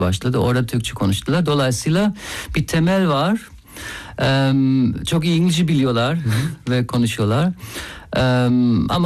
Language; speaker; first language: Turkish; non-native, fluent; German